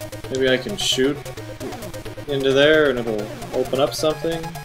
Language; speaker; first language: English; native; English